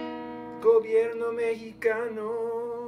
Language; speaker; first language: Spanish; non-native, learner; English